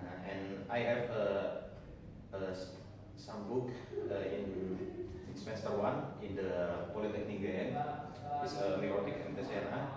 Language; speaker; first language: English; non-native, learner; Indonesian